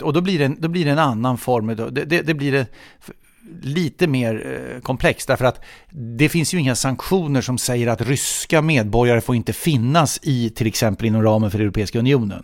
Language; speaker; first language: Swedish; native; Swedish